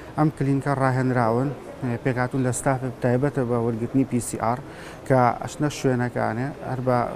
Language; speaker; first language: Central Kurdish; native; Central Kurdish